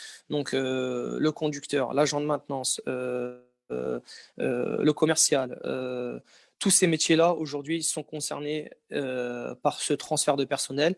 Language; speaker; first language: French; native; French